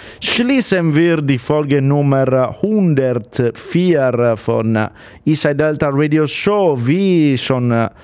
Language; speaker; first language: German; non-native, fluent; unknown